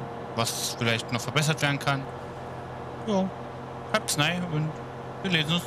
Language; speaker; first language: German; native; German